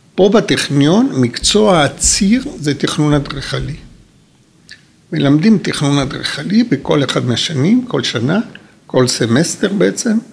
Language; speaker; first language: Hebrew; non-native, fluent; Spanish